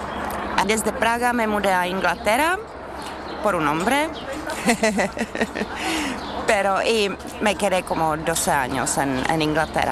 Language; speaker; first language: Spanish; non-native, learner; Czech